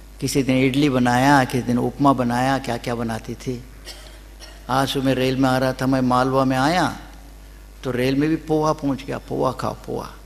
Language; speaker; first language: Hindi; non-native, local second language; Kannada